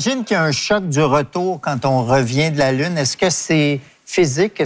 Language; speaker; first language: French; native; French